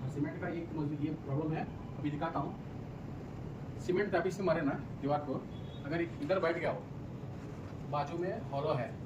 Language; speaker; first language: Hindi; non-native, local second language; Kannada